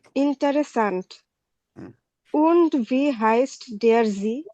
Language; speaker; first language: German; non-native, learner; Bangla